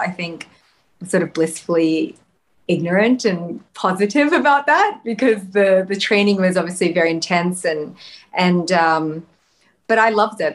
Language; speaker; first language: English; native; English